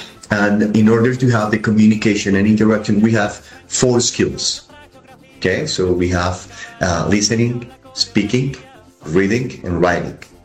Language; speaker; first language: English; non-native, fluent; Spanish